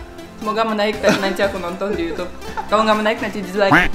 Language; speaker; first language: Indonesian; non-native, learner; Russian